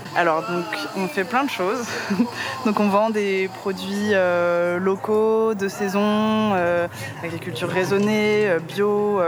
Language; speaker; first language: French; native; French